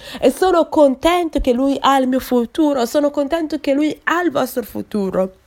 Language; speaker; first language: Italian; non-native, fluent; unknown